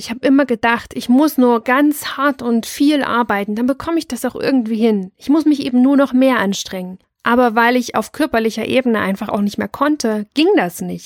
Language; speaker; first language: German; native; German